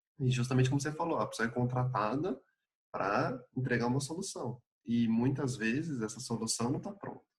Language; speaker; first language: Portuguese; native; Portuguese